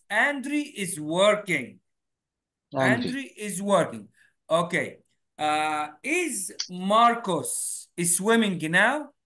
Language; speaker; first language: English; non-native, fluent; Arabic